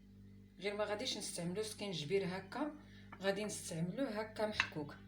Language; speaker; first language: Arabic; native; Arabic